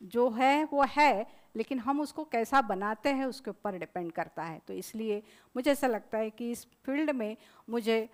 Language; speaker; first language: Hindi; non-native, local second language; Marathi